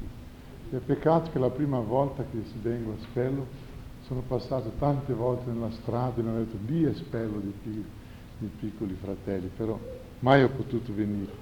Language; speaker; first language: Italian; non-native, fluent; Portuguese